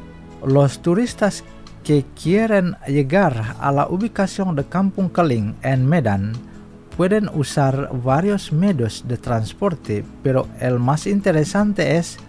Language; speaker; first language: Spanish; non-native, fluent; Indonesian